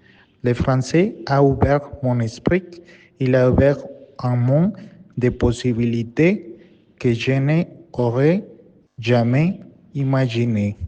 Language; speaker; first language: French; non-native, learner; Spanish